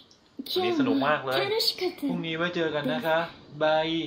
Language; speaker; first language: Japanese; non-native, learner; Thai